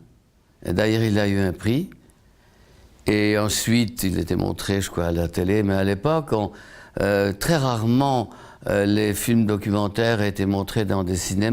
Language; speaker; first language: French; non-native, fluent; Polish